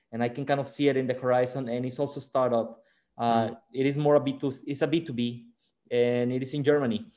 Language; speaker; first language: English; non-native, fluent; Spanish